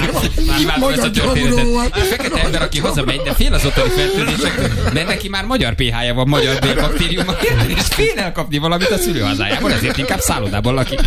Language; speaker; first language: Hungarian; native; Hungarian